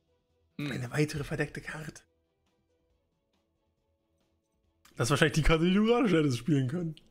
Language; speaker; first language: German; native; German